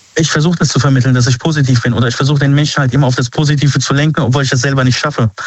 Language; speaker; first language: German; early bilingual, other home language; Arabic